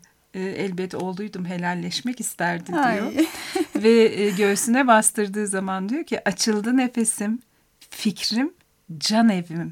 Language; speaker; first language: Turkish; native; Turkish